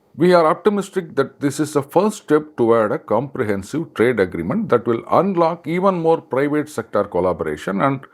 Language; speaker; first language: English; non-native, local second language; Tamil